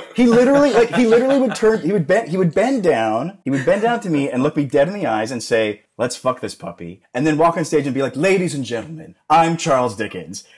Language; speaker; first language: English; native; English